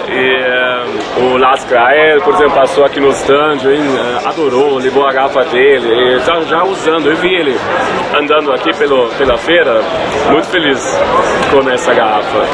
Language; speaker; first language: Portuguese; non-native, fluent; German